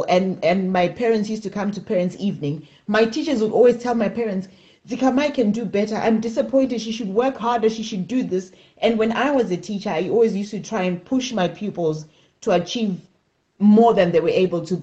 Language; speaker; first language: English; non-native, local second language; Shona